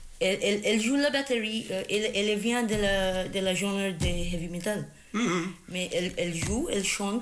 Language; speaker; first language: French; non-native, learner; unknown